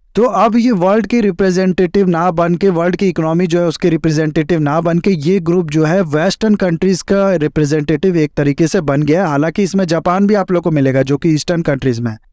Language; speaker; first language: Hindi; native; Hindi